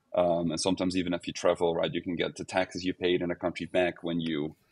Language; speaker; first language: English; non-native, fluent; Dutch